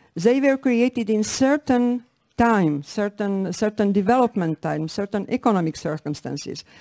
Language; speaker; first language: English; non-native, fluent; Slovak